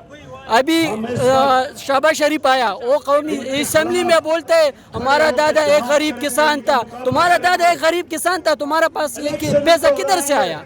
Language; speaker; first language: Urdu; non-native, local second language; Pashto